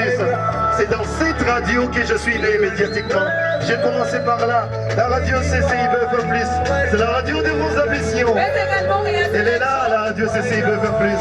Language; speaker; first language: French; non-native, local second language; Rundi